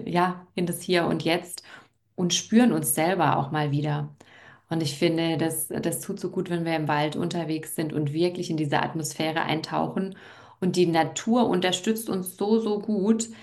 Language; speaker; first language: German; native; German